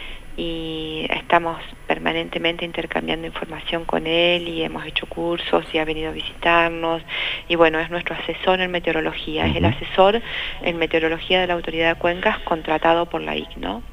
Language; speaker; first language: Spanish; native; Spanish